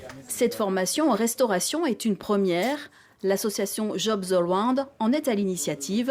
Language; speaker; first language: French; native; French